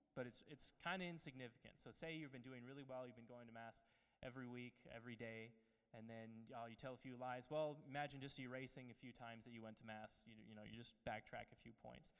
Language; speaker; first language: English; native; English